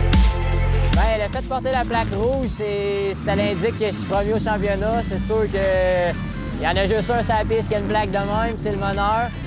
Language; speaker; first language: French; native; French